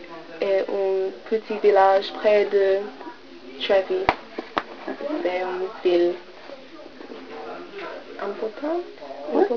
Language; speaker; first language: French; non-native, learner; English